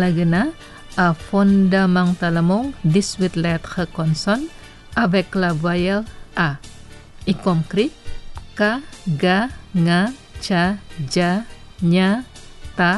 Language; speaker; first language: French; non-native, fluent; Indonesian